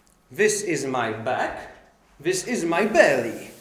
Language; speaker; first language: English; non-native, fluent; Polish